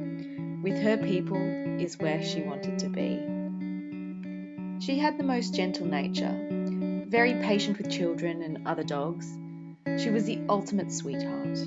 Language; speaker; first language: English; native; English